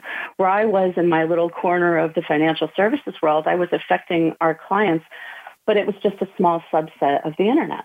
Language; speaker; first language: English; native; English